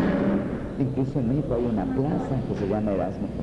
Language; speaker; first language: Spanish; native; Spanish